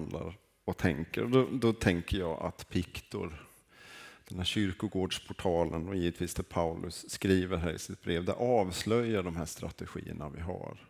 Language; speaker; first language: Swedish; native; Swedish